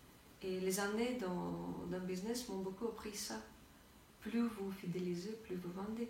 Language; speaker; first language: French; non-native, fluent; Russian